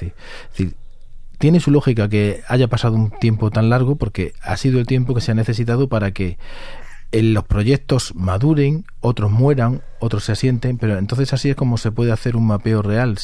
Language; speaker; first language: Spanish; native; Spanish